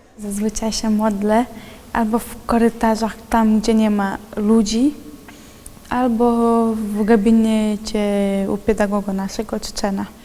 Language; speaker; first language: Polish; non-native, fluent; Chechen